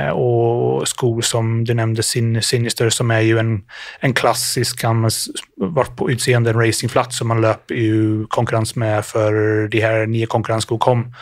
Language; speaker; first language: Norwegian; non-native, fluent; English